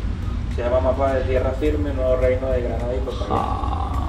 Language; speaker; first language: Spanish; native; Spanish